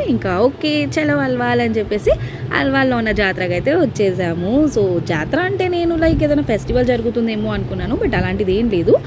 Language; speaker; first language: Telugu; non-native, local second language; Tamil